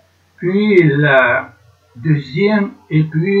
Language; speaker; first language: French; non-native, learner; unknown